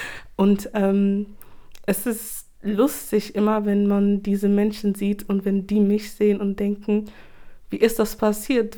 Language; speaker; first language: German; early bilingual, other home language; English